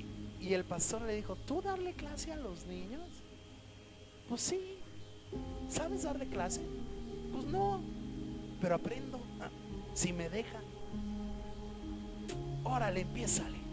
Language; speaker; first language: Spanish; native; Spanish